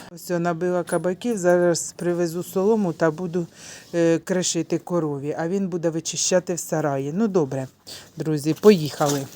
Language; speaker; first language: Ukrainian; native; Ukrainian